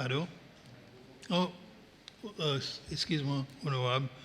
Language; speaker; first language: French; non-native, local second language; Seselwa Creole French